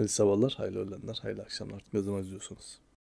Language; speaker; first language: Turkish; native; Turkish